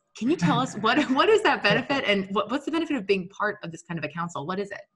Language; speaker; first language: English; native; English